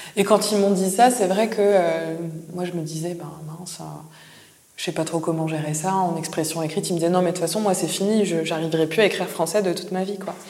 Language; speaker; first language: French; native; French